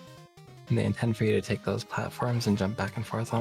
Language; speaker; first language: English; native; English